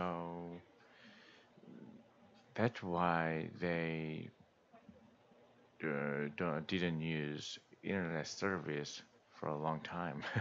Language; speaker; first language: English; non-native, learner; Korean